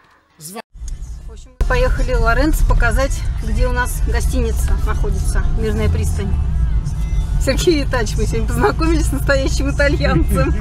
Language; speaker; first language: Russian; native; Russian